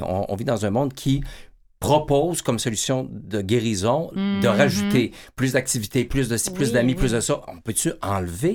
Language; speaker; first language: French; native; French